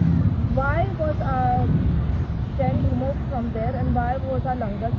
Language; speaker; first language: English; non-native, local second language; Hindi